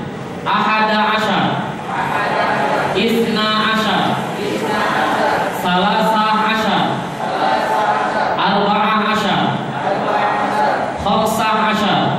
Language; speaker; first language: Arabic; non-native, fluent; Indonesian